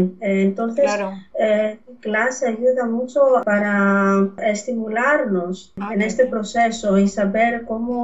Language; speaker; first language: Spanish; non-native, fluent; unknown